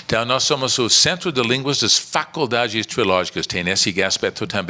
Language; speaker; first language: Portuguese; non-native, learner; English